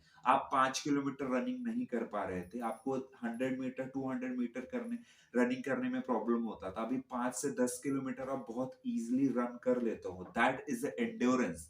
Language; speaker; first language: Hindi; native; Hindi